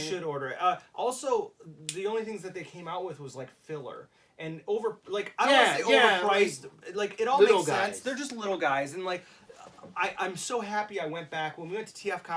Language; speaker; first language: English; native; English